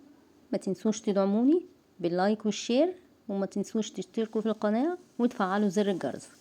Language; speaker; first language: Arabic; native; Arabic